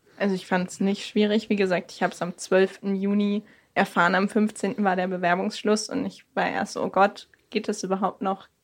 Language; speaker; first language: German; native; German